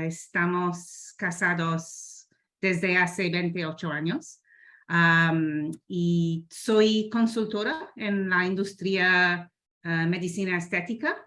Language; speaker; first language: Spanish; non-native, learner; English